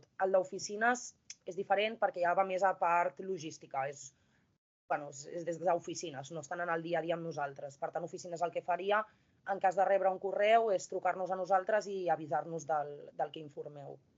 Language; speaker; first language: Catalan; native; Catalan